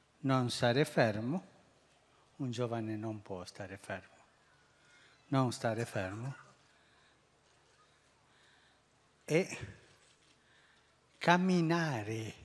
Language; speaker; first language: Italian; non-native, fluent; Spanish